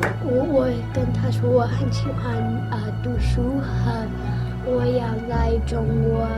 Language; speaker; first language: Chinese; non-native, learner; English